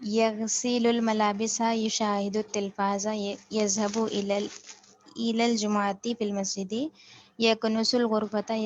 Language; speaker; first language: Arabic; non-native, learner; Urdu